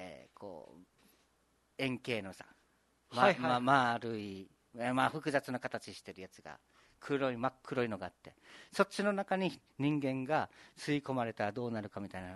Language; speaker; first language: Japanese; native; Japanese